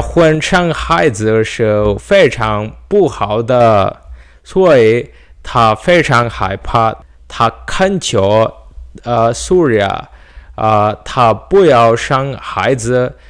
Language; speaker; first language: Chinese; non-native, learner; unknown